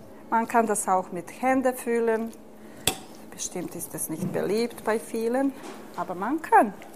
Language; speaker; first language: German; non-native, fluent; Serbian